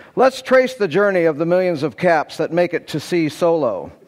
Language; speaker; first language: English; native; English